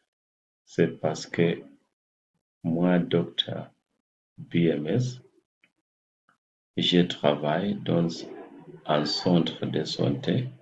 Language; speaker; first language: French; non-native, fluent; English